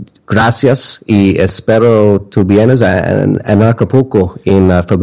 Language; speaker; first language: Spanish; non-native, learner; English